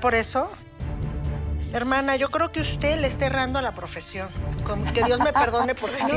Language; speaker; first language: Spanish; native; Spanish